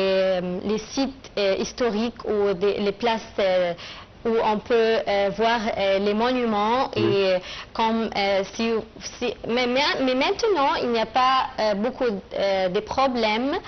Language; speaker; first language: French; non-native, fluent; Arabic